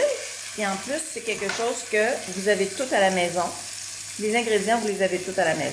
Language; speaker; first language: French; native; French